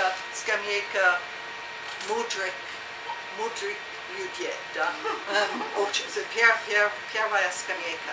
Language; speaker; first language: Russian; non-native, learner; English